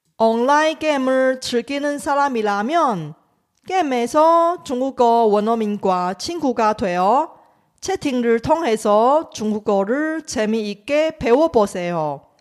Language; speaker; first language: Korean; non-native, fluent; Chinese